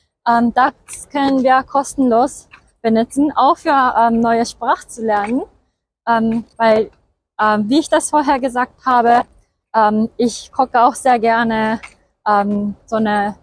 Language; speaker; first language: German; non-native, fluent; Japanese